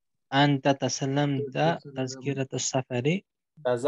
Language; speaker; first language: Arabic; non-native, learner; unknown